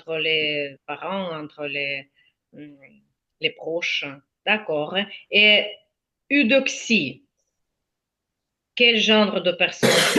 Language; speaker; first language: French; non-native, fluent; Ukrainian